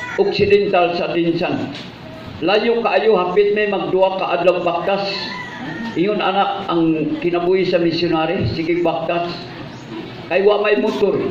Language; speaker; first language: Cebuano; non-native, local second language; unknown